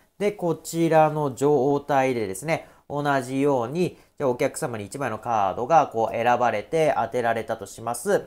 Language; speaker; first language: Japanese; native; Japanese